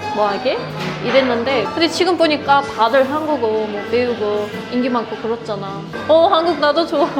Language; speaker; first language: Korean; non-native, fluent; Turkish